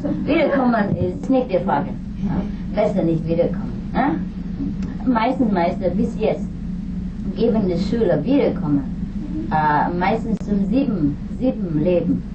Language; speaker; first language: German; non-native, learner; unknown